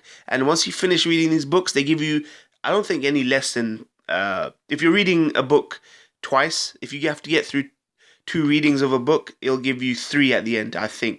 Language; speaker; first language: English; native; English